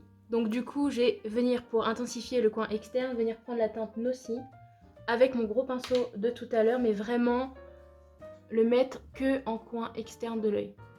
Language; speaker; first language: French; native; French